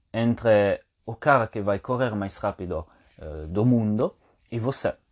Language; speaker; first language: Portuguese; non-native, fluent; Italian